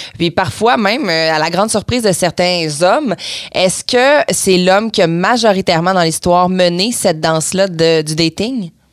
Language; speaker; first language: French; native; French